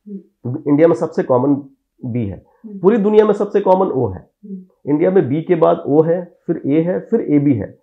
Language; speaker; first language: Hindi; native; Hindi